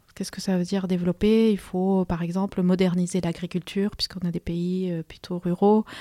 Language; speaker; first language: French; non-native, fluent; Spanish